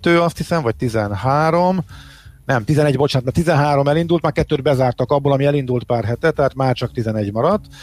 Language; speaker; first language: Hungarian; native; Hungarian